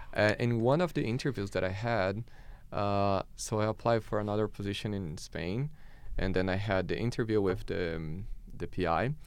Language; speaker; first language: English; non-native, fluent; Portuguese